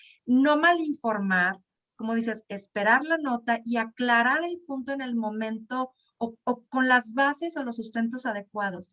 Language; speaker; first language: Spanish; native; Spanish